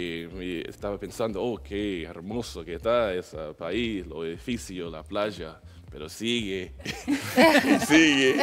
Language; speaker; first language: Spanish; non-native, learner; English